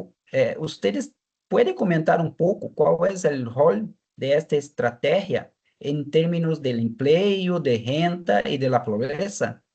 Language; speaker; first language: Spanish; non-native, fluent; Portuguese